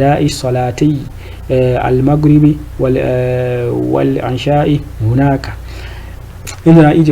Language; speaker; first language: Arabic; non-native, fluent; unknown